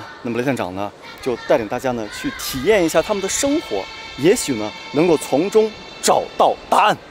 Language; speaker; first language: Chinese; native; Chinese